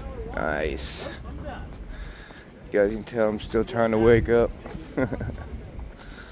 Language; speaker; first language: English; native; English